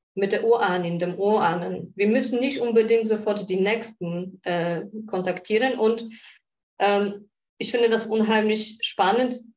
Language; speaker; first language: German; non-native, fluent; Polish